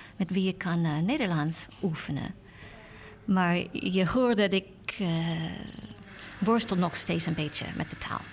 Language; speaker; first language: Dutch; non-native, learner; English